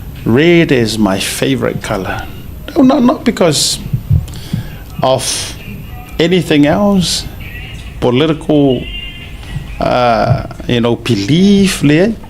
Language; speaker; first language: English; non-native, local second language; Samoan